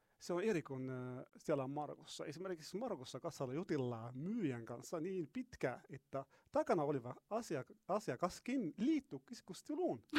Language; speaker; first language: Finnish; non-native, fluent; Arabic